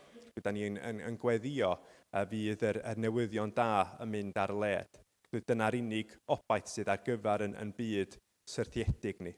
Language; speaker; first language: Welsh; native; Welsh